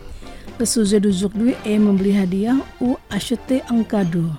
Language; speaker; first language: French; non-native, fluent; Indonesian